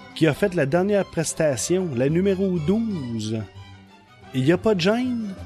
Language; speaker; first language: French; native; French